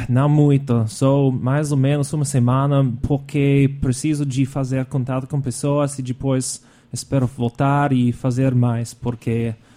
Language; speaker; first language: Portuguese; non-native, fluent; English